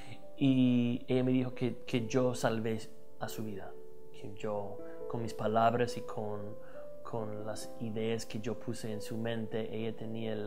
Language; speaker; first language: Spanish; non-native, fluent; English